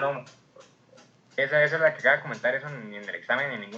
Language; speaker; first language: Spanish; native; Spanish